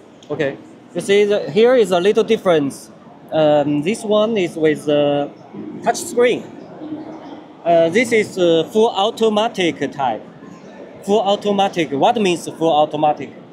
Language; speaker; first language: English; non-native, learner; Chinese